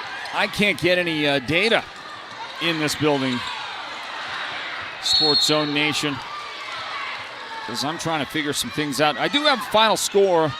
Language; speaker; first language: English; native; English